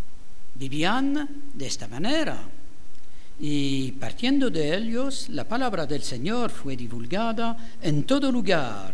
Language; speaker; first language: Spanish; non-native, fluent; French